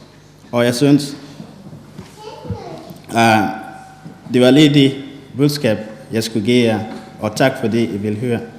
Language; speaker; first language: Danish; non-native, fluent; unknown